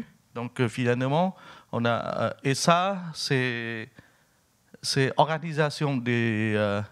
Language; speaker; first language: French; non-native, fluent; Vietnamese